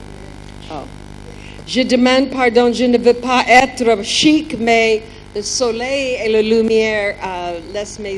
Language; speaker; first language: French; non-native, learner; German